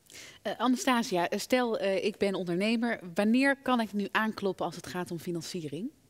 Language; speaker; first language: Dutch; native; Dutch